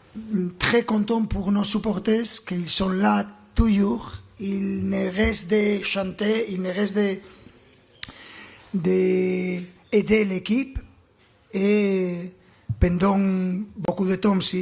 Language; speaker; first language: French; non-native, fluent; Spanish